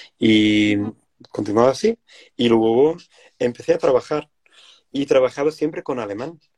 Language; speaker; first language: Spanish; non-native, fluent; English